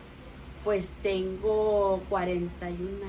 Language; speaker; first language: Spanish; native; Spanish